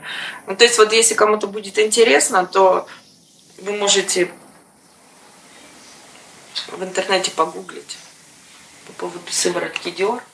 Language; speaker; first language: Russian; native; Russian